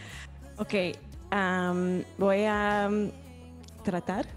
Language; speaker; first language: Spanish; non-native, learner; English